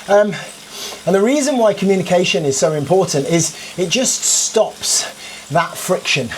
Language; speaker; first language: English; native; English